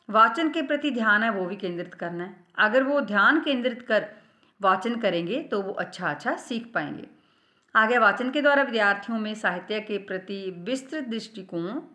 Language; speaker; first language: Hindi; non-native, local second language; Punjabi